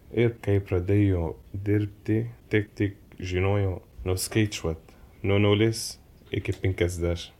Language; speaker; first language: Lithuanian; non-native, learner; Arabic